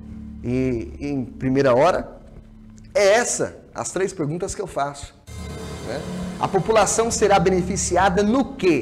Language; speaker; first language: Portuguese; native; Portuguese